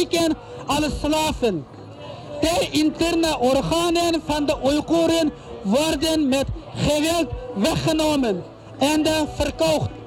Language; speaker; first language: Dutch; non-native, learner; Uyghur